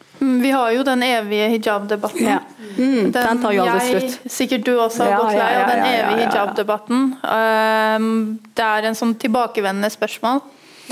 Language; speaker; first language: Norwegian; early bilingual, other home language; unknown